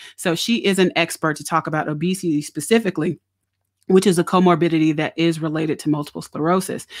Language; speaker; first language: English; native; English